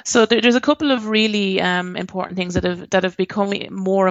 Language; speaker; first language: English; native; English